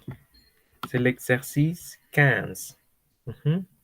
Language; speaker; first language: French; non-native, fluent; Spanish